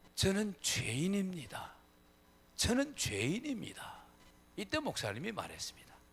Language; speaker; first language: Korean; native; Korean